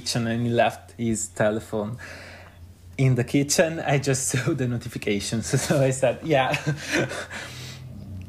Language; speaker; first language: English; non-native, fluent; Italian